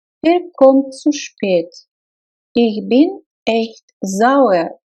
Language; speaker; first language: German; non-native, fluent; Russian